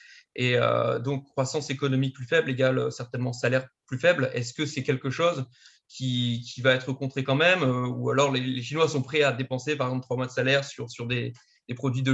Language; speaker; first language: French; native; French